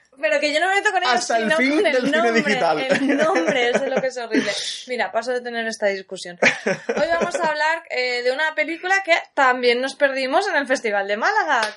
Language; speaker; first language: Spanish; native; Spanish